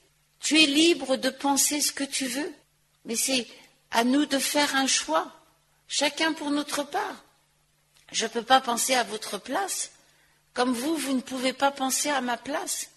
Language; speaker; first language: French; native; French